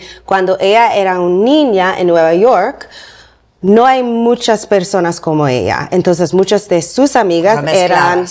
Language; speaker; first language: Spanish; non-native, learner; English